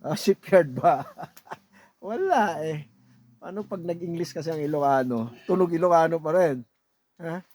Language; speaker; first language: Filipino; non-native, local second language; Iloko